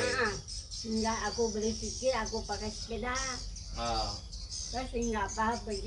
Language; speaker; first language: Indonesian; non-native, local second language; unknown